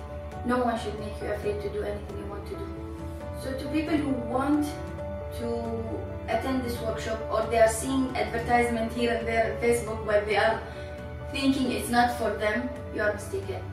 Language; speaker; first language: English; non-native, fluent; Arabic